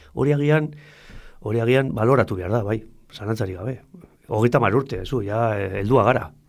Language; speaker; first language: Basque; non-native, local second language; Spanish